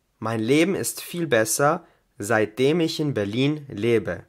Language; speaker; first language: German; non-native, fluent; Albanian